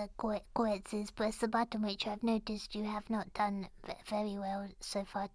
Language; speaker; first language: English; native; English